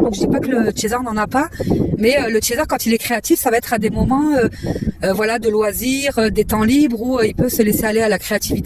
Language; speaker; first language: French; native; French